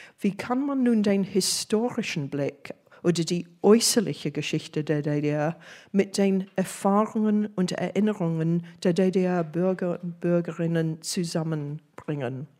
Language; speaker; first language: German; non-native, fluent; English